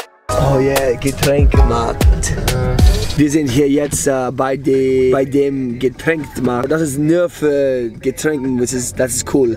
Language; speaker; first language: German; non-native, learner; English